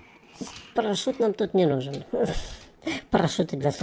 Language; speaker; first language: Russian; native; Russian